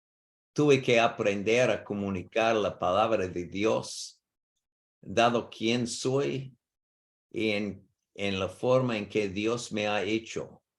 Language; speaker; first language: Spanish; non-native, learner; English